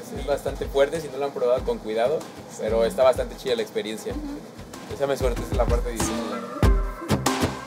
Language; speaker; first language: Spanish; native; Spanish